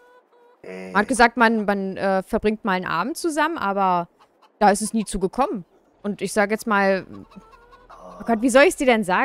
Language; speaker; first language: German; native; German